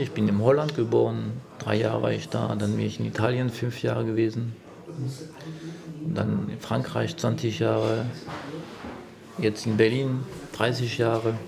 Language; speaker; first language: German; non-native, fluent; French